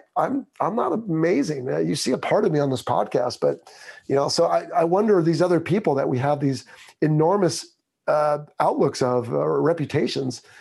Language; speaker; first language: English; native; English